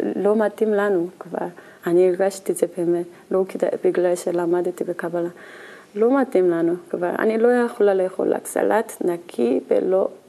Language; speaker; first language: Hebrew; non-native, learner; Korean